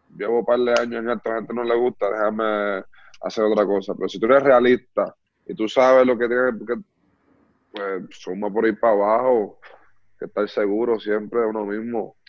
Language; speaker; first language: Spanish; early bilingual, heritage; Spanish